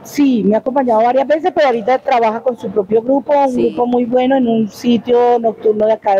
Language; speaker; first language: Spanish; native; Spanish